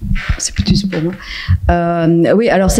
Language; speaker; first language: French; native; French